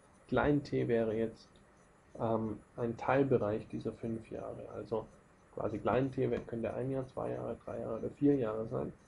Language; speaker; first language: German; native; German